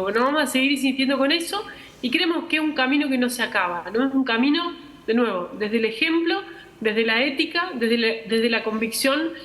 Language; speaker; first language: Spanish; native; Spanish